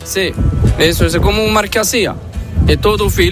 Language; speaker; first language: Spanish; non-native, learner; Arabic